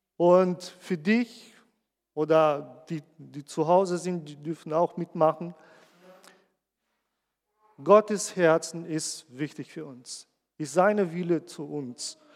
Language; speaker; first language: German; non-native, fluent; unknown